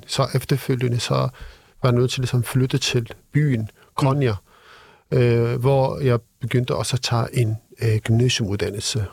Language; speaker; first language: Danish; non-native, fluent; Kurdish